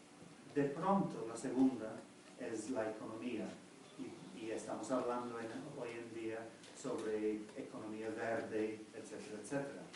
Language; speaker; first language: Spanish; non-native, fluent; English